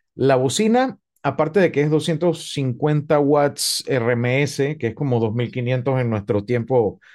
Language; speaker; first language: Spanish; native; Spanish